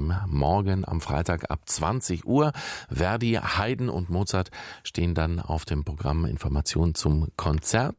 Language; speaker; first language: German; native; German